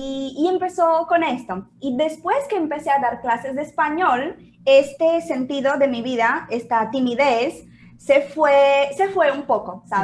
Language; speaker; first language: Spanish; non-native, fluent; Portuguese